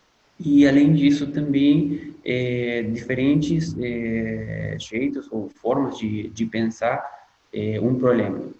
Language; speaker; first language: Portuguese; non-native, fluent; Spanish